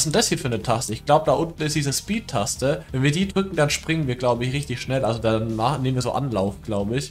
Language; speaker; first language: German; native; German